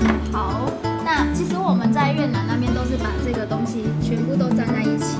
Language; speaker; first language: Chinese; non-native, fluent; Vietnamese